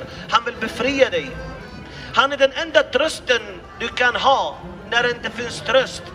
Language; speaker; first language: Swedish; non-native, fluent; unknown